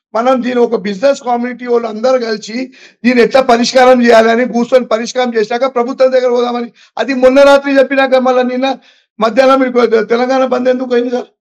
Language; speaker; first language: Telugu; non-native, local second language; Gujarati